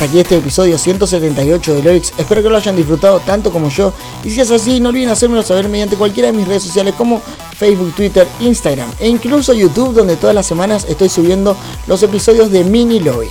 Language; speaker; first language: Spanish; native; Spanish